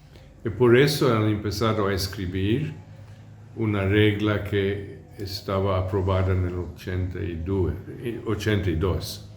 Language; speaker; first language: Spanish; non-native, fluent; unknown